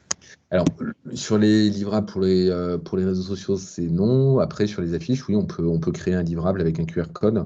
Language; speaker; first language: French; native; French